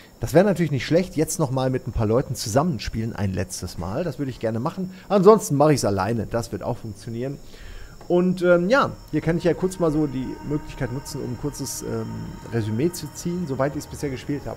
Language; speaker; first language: German; native; German